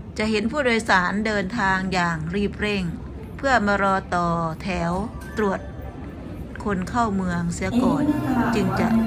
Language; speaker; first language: Thai; native; Thai